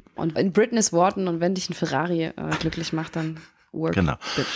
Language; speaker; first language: German; native; German